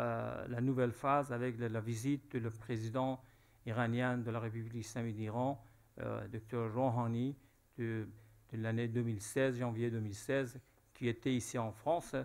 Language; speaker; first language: French; non-native, fluent; Persian